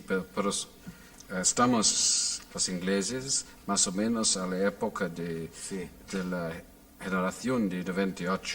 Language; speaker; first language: Spanish; non-native, fluent; English